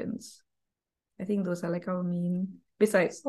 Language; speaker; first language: English; non-native, local second language; Tamil